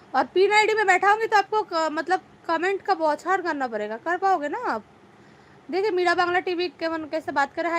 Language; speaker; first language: Hindi; non-native, local second language; Bangla